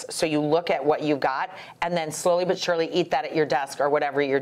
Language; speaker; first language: English; native; English